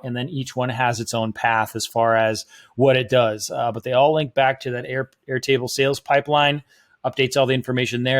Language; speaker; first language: English; native; English